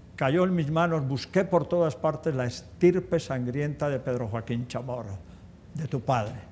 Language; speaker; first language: Spanish; native; Spanish